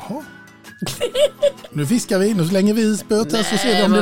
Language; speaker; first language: Swedish; native; Swedish